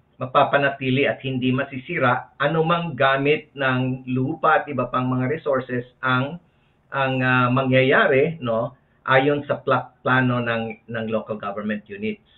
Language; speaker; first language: Filipino; native; Filipino